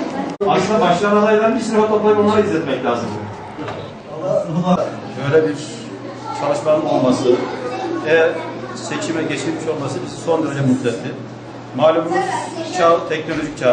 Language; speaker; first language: Turkish; native; Turkish